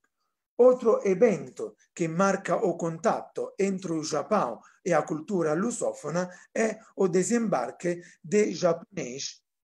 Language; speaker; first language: Portuguese; non-native, fluent; Italian